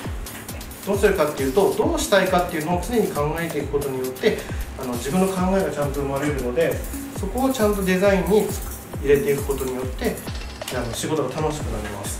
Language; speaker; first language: Japanese; native; Japanese